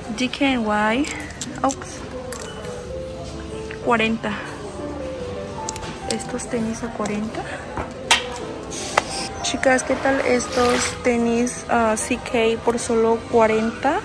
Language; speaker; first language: Spanish; native; Spanish